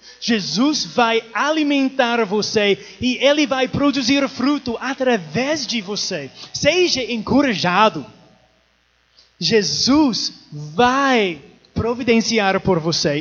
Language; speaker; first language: Portuguese; non-native, learner; English